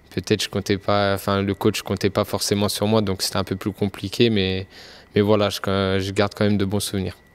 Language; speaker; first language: French; native; French